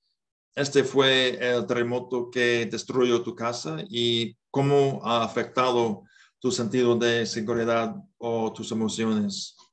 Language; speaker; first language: Spanish; non-native, fluent; English